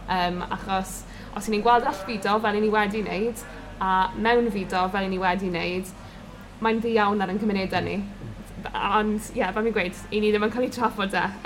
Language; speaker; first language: Welsh; native; Welsh